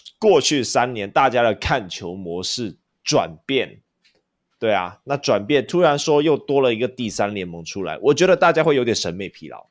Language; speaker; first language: Chinese; non-native, local second language; Cantonese